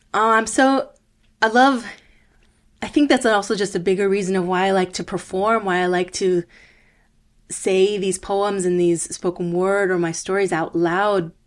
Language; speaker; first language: English; early bilingual, other home language; Spanish